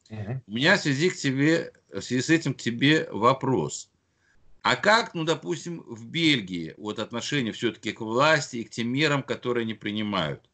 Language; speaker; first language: Russian; native; Russian